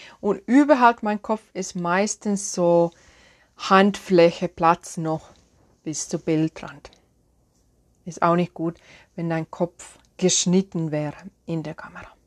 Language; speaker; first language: German; non-native, fluent; Finnish